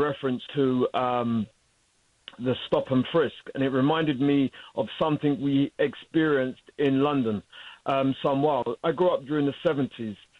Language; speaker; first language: English; native; English